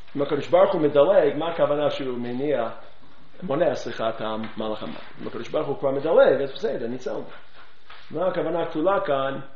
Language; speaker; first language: Hebrew; non-native, fluent; English